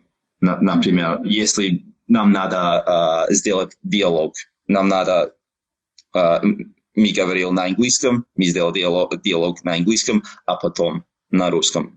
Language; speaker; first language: Russian; non-native, learner; English